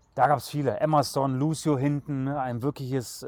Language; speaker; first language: German; native; German